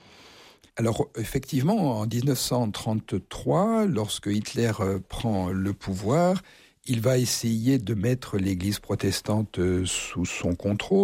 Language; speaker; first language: French; native; French